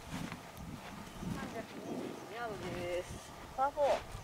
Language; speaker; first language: Japanese; native; Japanese